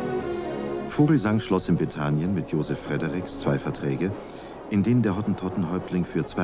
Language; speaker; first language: German; native; German